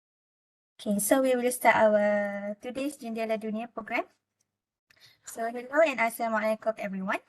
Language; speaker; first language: English; non-native, local second language; Malay